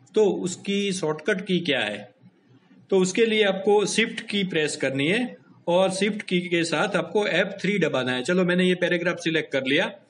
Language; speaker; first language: Hindi; non-native, local second language; Gujarati